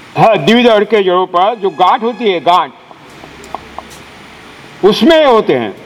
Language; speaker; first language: Hindi; non-native, local second language; Marathi